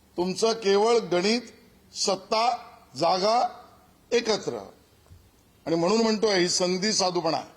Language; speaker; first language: Marathi; native; Marathi